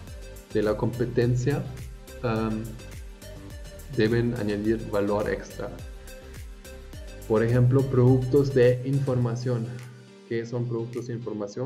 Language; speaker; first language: Spanish; non-native, fluent; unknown